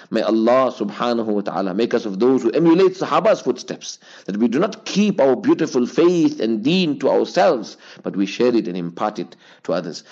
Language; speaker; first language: English; native; English